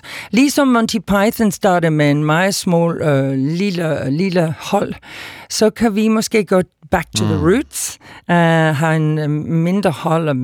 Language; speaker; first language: Danish; non-native, fluent; English